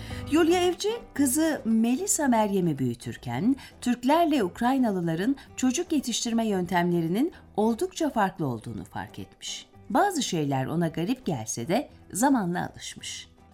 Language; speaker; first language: Turkish; native; Turkish